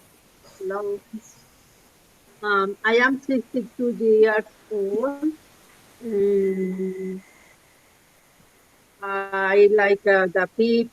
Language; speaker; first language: English; non-native, learner; Spanish